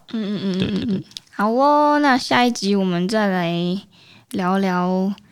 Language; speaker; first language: Chinese; native; Chinese